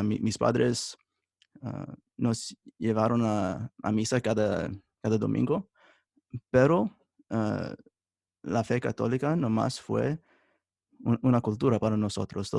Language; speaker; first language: Spanish; early bilingual, heritage; Spanish